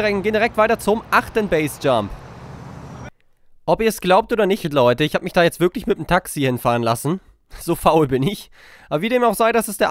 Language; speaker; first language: German; native; German